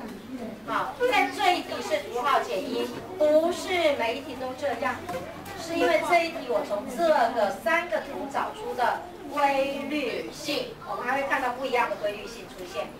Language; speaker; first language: Chinese; native; Chinese